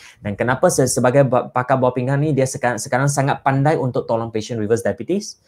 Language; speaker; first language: Malay; non-native, local second language; Chinese